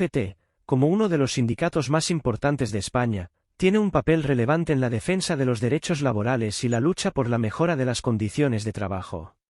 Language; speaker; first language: Spanish; native; Spanish